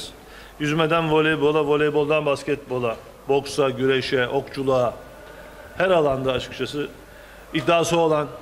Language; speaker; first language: Turkish; native; Turkish